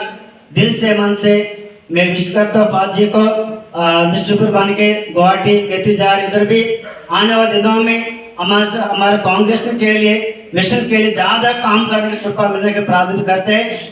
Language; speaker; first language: Hindi; non-native, local second language; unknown